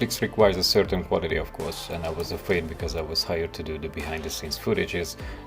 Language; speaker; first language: English; non-native, fluent; Hungarian